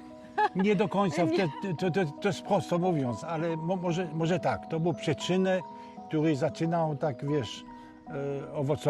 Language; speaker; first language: Polish; early bilingual, heritage; Polish